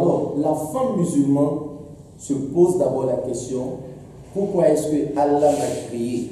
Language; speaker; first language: French; non-native, local second language; Dyula